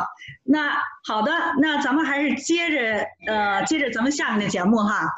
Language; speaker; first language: Chinese; native; Chinese